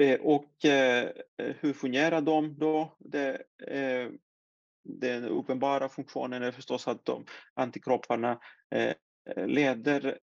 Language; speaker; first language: Swedish; non-native, fluent; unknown